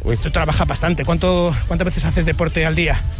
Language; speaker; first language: Spanish; native; Spanish